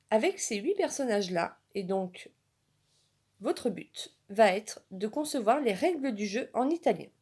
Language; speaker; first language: French; native; French